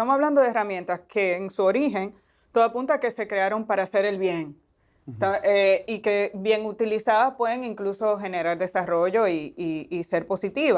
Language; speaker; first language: Spanish; native; Spanish